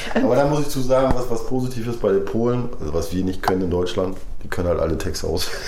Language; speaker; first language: German; native; German